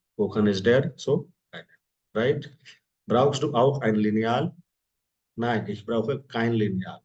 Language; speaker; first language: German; non-native, fluent; Hindi